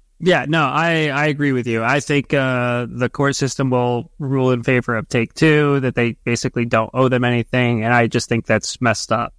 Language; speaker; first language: English; native; English